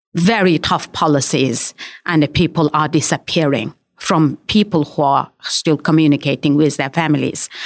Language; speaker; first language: English; non-native, fluent; Chinese